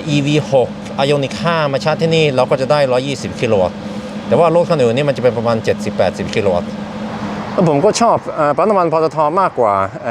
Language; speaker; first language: Thai; non-native, fluent; Norwegian